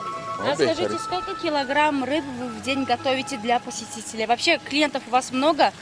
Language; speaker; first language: Russian; non-native, local second language; Tajik